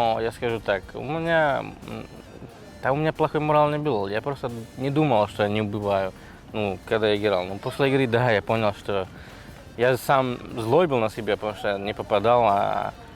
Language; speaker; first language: Russian; non-native, fluent; Slovak